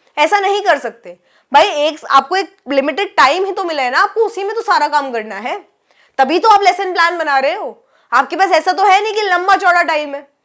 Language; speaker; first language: Hindi; native; Hindi